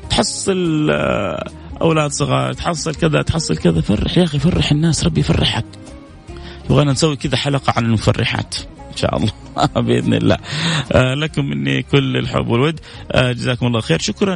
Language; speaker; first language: Arabic; native; Arabic